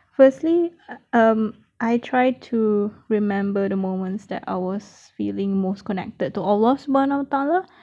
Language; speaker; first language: English; non-native, local second language; Malay